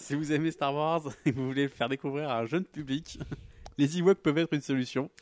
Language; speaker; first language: French; native; French